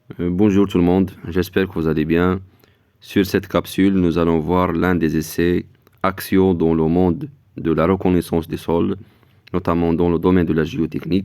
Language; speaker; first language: French; non-native, local second language; Arabic